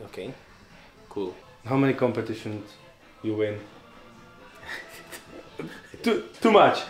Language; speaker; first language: English; non-native, learner; Polish